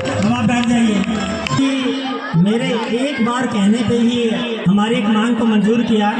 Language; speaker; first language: Hindi; native; Hindi